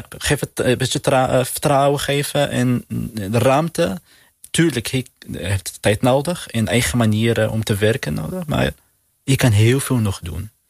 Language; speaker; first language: Dutch; non-native, learner; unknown